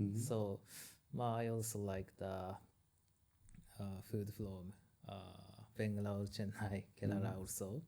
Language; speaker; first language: English; non-native, learner; Japanese